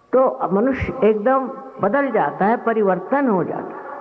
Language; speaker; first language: Hindi; non-native, local second language; Marathi